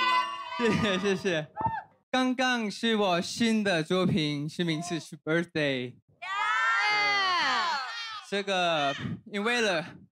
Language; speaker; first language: Chinese; non-native, learner; Thai